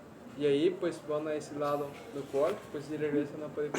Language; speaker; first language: Spanish; native; Spanish